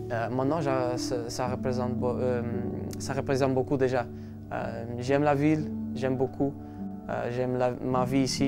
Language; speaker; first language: French; non-native, learner; Portuguese